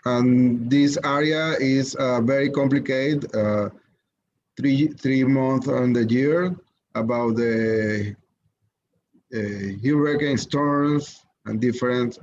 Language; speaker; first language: English; non-native, learner; Spanish